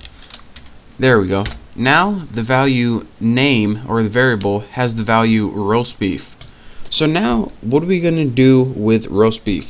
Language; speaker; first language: English; native; English